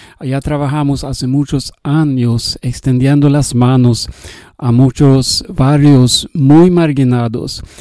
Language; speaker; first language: Spanish; non-native, learner; Swedish